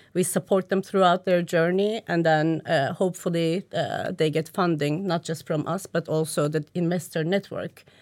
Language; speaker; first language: English; non-native, fluent; Turkish